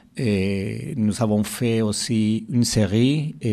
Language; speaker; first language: French; non-native, learner; Spanish